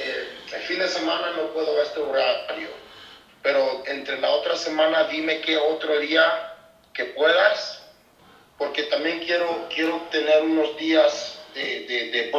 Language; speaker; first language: Spanish; early bilingual, heritage; Spanish